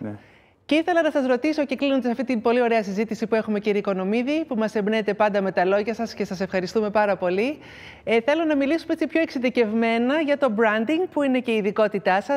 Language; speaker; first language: Greek; native; Greek